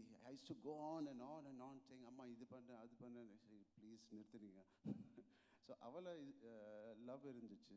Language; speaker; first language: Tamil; non-native, learner; Telugu